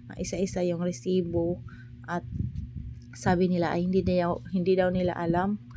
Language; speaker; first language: Filipino; native; Filipino